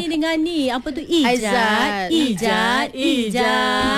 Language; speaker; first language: Malay; native; Malay